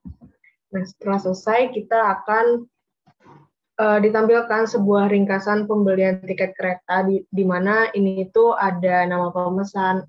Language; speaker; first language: Indonesian; native; Indonesian